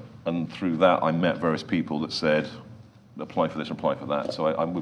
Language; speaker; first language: English; native; English